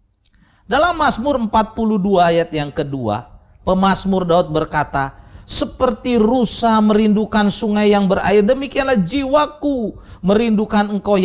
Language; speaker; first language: Indonesian; native; Indonesian